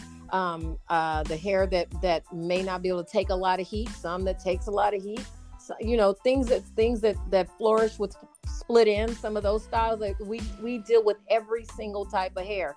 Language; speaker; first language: English; native; English